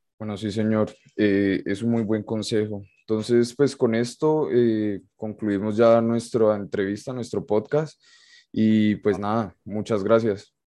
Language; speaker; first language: Spanish; native; Spanish